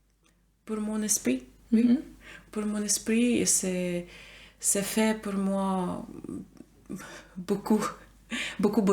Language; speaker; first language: French; non-native, learner; Ukrainian